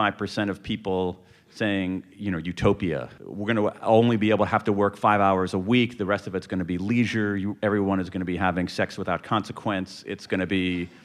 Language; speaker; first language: English; native; English